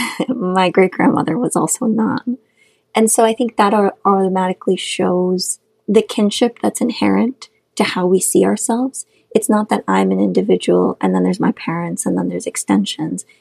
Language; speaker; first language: English; non-native, fluent; Shughni